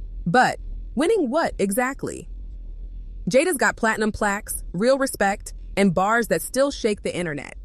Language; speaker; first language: English; native; English